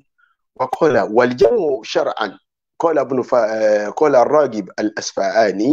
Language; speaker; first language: Arabic; non-native, fluent; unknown